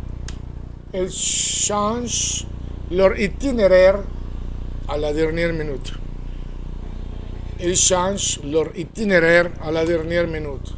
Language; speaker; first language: French; non-native, fluent; Spanish